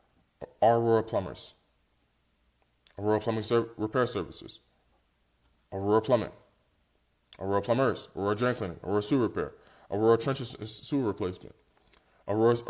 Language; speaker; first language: English; native; English